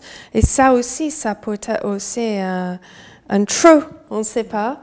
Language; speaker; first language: French; non-native, fluent; English